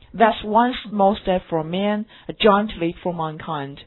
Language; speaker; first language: English; non-native, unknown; Chinese